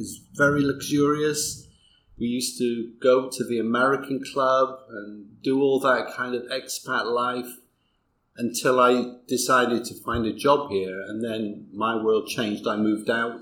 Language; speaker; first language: English; native; English